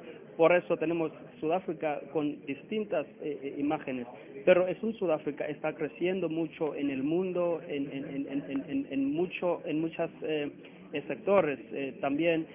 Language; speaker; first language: Spanish; non-native, learner; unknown